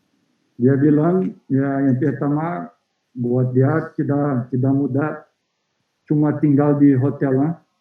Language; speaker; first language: Indonesian; non-native, fluent; Portuguese